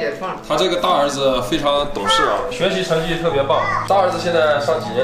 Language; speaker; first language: Chinese; native; Chinese